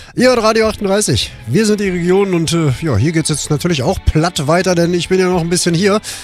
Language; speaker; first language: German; native; German